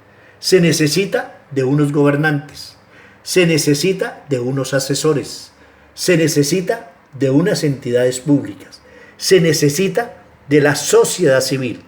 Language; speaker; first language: Spanish; native; Spanish